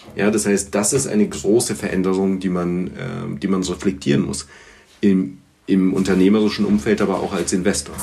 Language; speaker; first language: German; early bilingual, other home language; Bulgarian